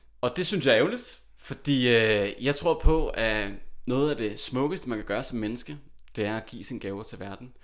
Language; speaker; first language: Danish; native; Danish